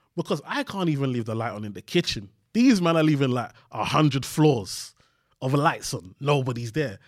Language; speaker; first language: English; early bilingual, other home language; Yoruba